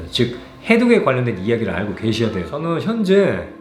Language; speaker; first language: Korean; native; Korean